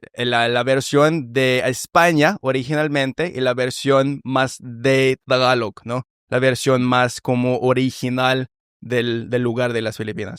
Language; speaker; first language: Spanish; non-native, fluent; English